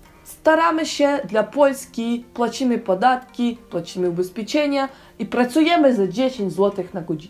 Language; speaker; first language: Polish; non-native, learner; Ukrainian